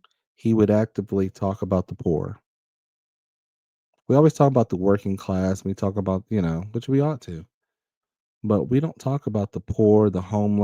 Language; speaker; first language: English; native; English